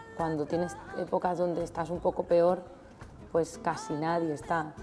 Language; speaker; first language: Spanish; native; Spanish